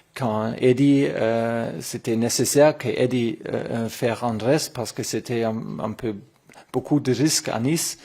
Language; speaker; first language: French; non-native, learner; German